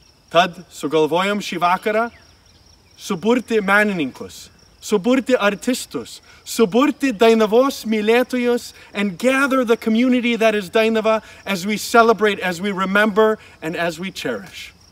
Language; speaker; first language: English; early bilingual, other home language; Lithuanian